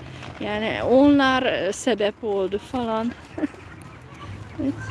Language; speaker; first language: Turkish; non-native, fluent; Hungarian